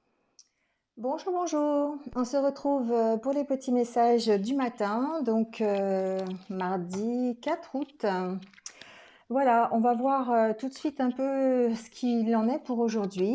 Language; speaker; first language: French; native; French